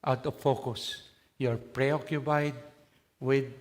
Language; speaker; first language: English; non-native, local second language; Filipino